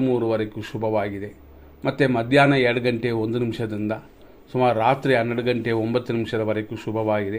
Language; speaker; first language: Kannada; native; Kannada